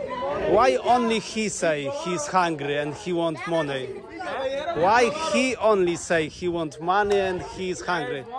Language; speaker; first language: English; non-native, learner; Polish